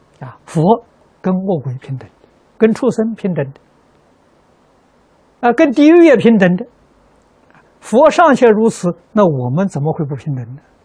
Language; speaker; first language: Chinese; native; Chinese